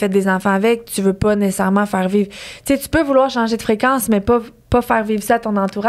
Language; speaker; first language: French; native; French